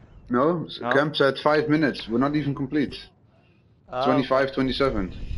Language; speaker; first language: English; non-native, fluent; Dutch